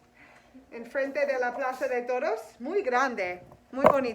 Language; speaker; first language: Spanish; non-native, fluent; English